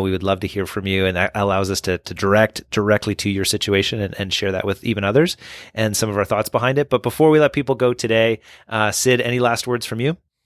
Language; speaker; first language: English; native; English